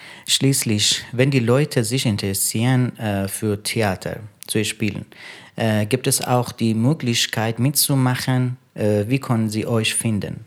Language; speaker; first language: German; non-native, learner; Persian